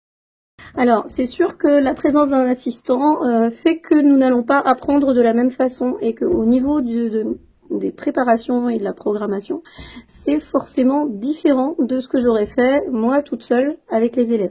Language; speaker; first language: French; native; French